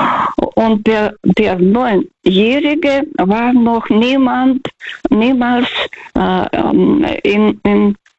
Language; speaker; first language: German; non-native, fluent; Russian